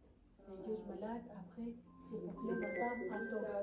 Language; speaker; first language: French; non-native, learner; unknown